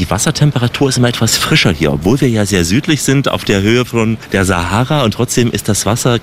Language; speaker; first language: German; native; German